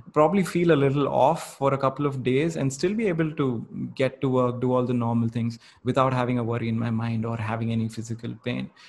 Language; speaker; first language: English; non-native, local second language; Kannada